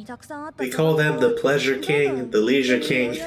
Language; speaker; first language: English; native; English